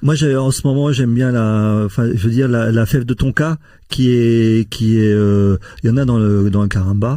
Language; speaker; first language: French; native; French